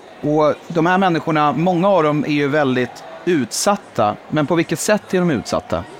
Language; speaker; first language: Swedish; native; Swedish